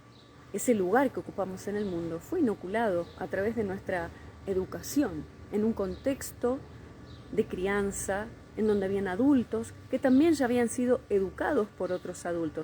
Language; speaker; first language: Spanish; native; Spanish